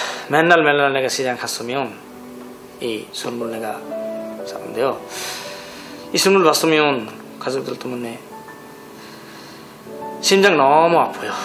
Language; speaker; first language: Korean; non-native, learner; Bangla